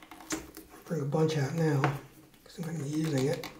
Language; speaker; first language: English; native; English